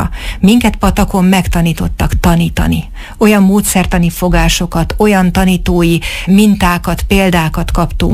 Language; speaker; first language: Hungarian; native; Hungarian